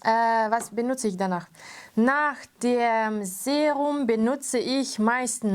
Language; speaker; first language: German; non-native, fluent; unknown